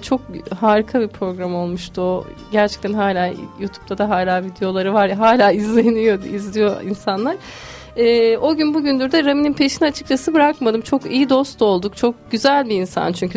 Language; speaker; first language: Turkish; native; Turkish